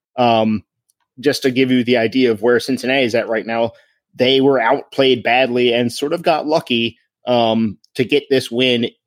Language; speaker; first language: English; native; English